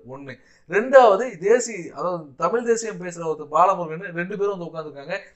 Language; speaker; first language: Tamil; native; Tamil